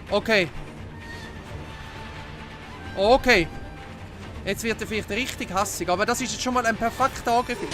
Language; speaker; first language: German; native; German